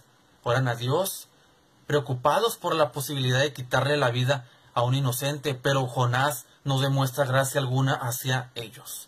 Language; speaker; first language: Spanish; native; Spanish